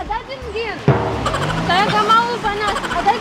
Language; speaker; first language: Indonesian; non-native, learner; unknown